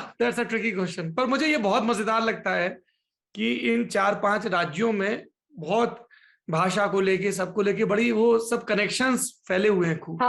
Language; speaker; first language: Hindi; native; Hindi